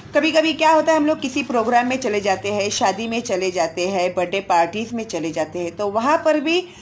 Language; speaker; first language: Hindi; non-native, local second language; Marathi